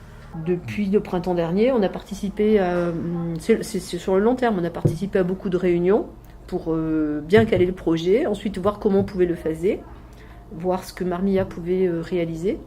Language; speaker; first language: French; native; French